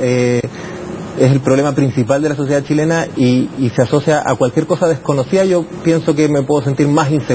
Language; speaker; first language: Spanish; native; Spanish